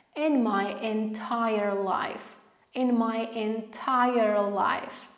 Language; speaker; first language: English; non-native, fluent; Polish